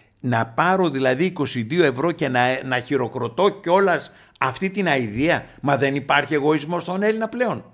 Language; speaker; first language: Greek; native; Greek